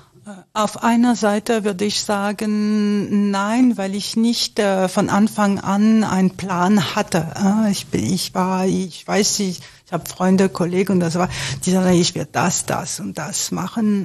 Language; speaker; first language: German; non-native, fluent; French